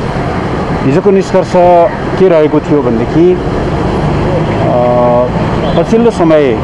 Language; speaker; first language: Nepali; native; Nepali